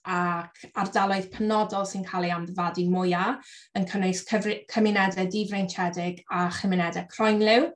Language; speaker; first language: Welsh; native; Welsh